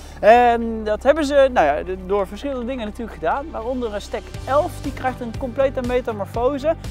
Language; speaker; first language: Dutch; native; Dutch